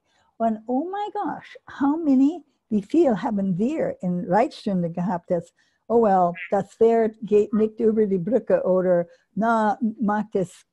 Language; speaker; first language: German; non-native, learner; English